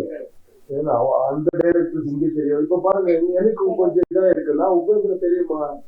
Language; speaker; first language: Tamil; non-native, learner; Kannada